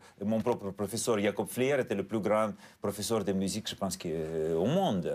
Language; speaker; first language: French; non-native, fluent; Russian